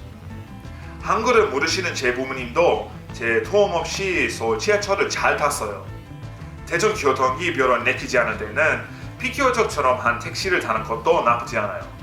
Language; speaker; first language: Korean; non-native, fluent; English